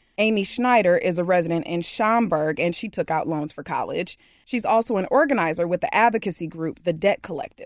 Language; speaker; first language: English; native; English